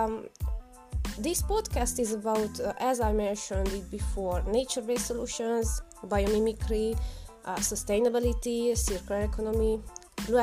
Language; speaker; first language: English; non-native, fluent; Hungarian